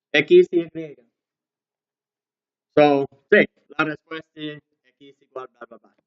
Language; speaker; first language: Spanish; non-native, learner; English